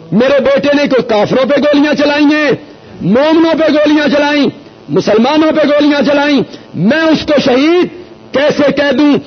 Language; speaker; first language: Urdu; non-native, local second language; Punjabi